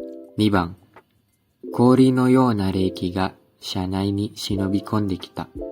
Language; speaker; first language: Japanese; non-native, learner; Indonesian